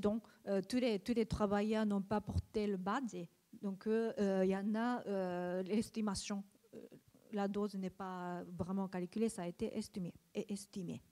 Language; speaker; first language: French; non-native, learner; Japanese